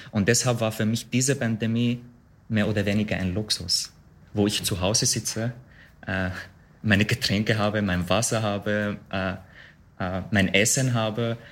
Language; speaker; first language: German; non-native, fluent; Arabic